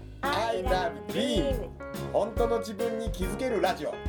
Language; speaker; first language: Japanese; native; Japanese